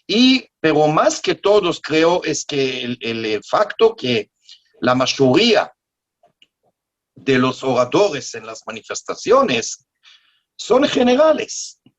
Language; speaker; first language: Spanish; non-native, learner; Hebrew